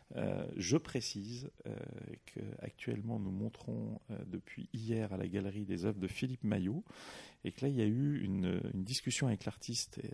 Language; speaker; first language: French; native; French